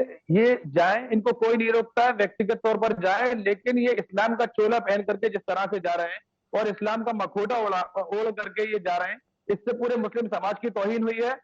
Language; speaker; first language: Hindi; native; Hindi